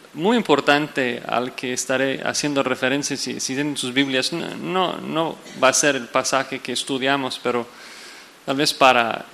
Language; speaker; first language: Spanish; non-native, fluent; English